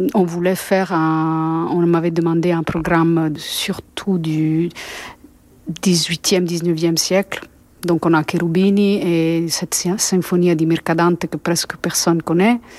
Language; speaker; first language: French; non-native, fluent; Italian